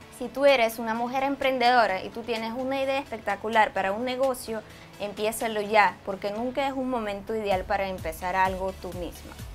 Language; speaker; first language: Spanish; non-native, fluent; Russian